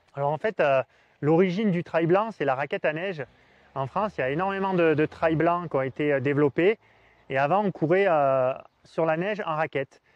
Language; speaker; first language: French; native; French